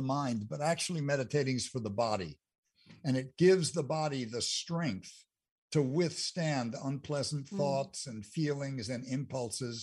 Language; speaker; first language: English; native; English